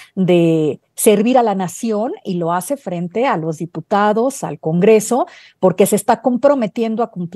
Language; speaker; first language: Spanish; native; Spanish